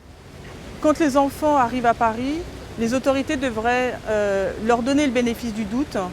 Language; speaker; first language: French; native; French